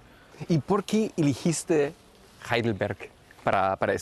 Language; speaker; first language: Spanish; non-native, fluent; German